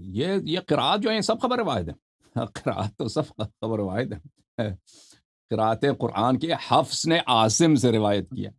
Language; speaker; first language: Urdu; non-native, fluent; Persian